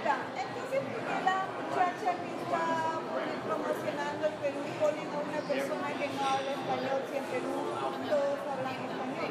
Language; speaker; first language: Spanish; early bilingual, heritage; Spanish